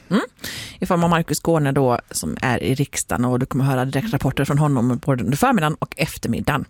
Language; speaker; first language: Swedish; native; Swedish